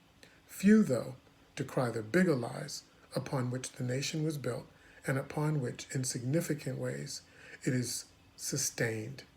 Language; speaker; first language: English; native; English